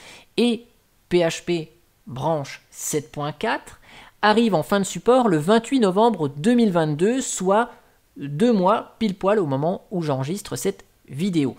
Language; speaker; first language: French; native; French